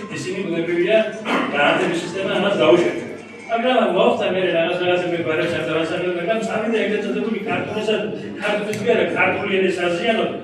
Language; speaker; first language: Georgian; non-native, local second language; Mingrelian